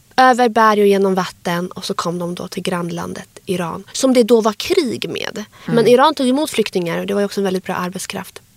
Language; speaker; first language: Swedish; early bilingual, other home language; Arabic